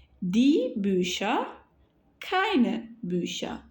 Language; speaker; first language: German; non-native, fluent; Turkish